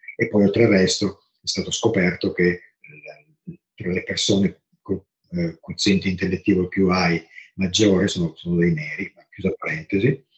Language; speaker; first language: Italian; native; Italian